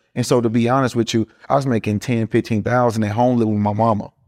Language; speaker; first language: English; early bilingual, other home language; Spanish